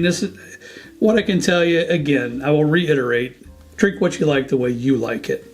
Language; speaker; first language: English; native; English